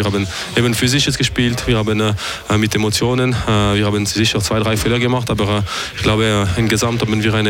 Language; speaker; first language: German; non-native, fluent; French